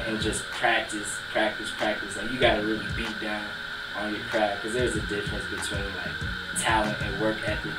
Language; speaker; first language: English; native; English